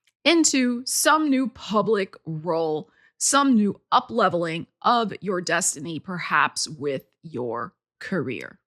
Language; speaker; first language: English; native; English